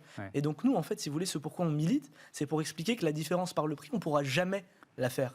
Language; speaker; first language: French; native; French